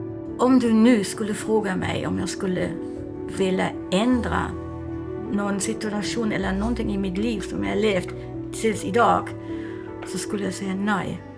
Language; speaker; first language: Swedish; non-native, fluent; German